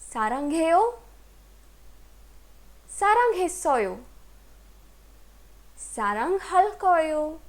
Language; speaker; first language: Korean; non-native, fluent; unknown